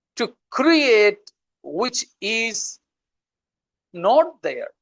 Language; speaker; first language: English; non-native, local second language; Malayalam